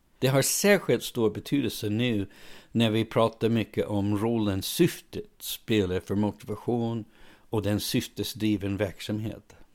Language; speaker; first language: Swedish; non-native, fluent; English